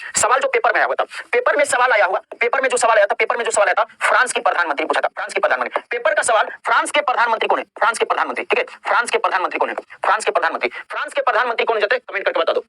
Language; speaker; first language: Hindi; native; Hindi